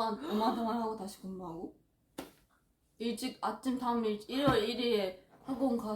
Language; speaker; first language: Korean; non-native, fluent; Japanese